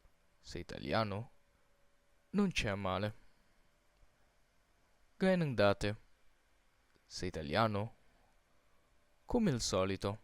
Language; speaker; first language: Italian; non-native, fluent; Filipino